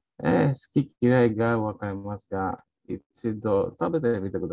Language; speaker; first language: Japanese; non-native, learner; Greek